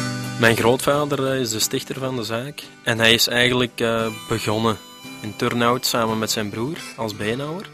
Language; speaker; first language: Dutch; native; Dutch